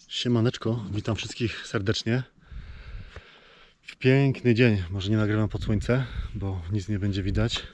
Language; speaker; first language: Polish; native; Polish